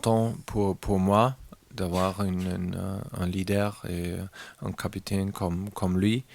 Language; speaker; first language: French; non-native, learner; German